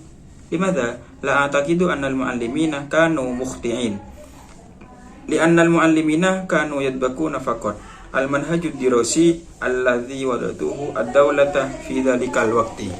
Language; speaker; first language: Arabic; non-native, learner; Indonesian